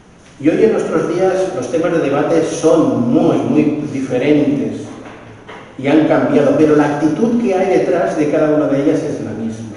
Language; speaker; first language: Spanish; native; Spanish